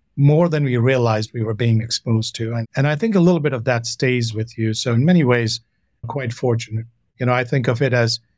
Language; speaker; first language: English; non-native, local second language; Hindi